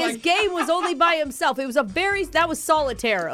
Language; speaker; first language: English; native; English